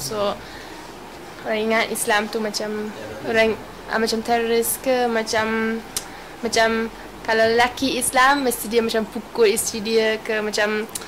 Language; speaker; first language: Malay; non-native, fluent; German